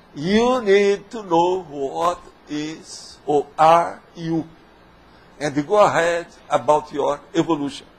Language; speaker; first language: English; non-native, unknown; Portuguese